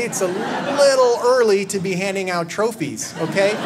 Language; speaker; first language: English; native; English